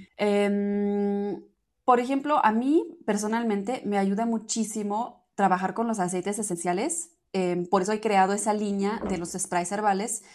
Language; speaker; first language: Spanish; non-native, fluent; German